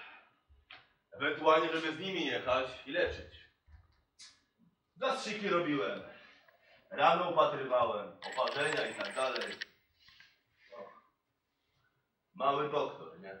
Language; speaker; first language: Polish; non-native, fluent; Kurdish